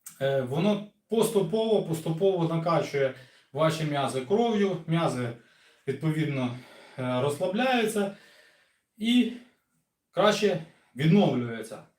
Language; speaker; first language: Ukrainian; non-native, local second language; Russian